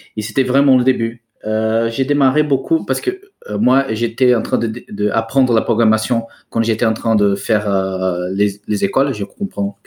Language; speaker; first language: French; non-native, fluent; Portuguese